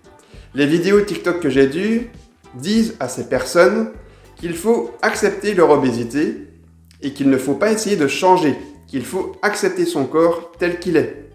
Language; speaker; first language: French; native; French